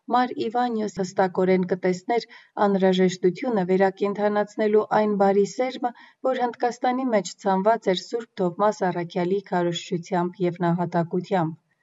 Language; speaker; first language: Armenian; early bilingual, heritage; Armenian